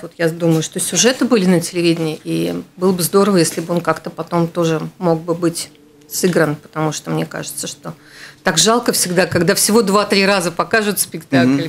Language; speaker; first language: Russian; native; Russian